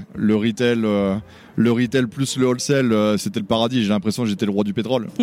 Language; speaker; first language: French; native; French